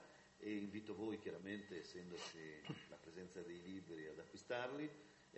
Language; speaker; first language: Italian; native; Italian